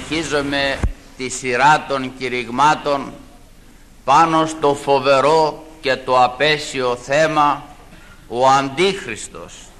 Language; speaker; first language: Greek; native; Greek